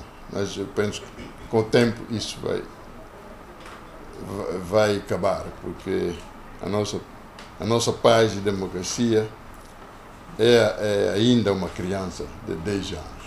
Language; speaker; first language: Portuguese; non-native, local second language; Kongo